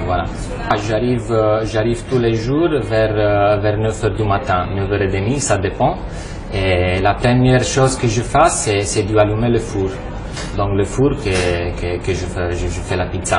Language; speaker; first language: French; non-native, fluent; Romanian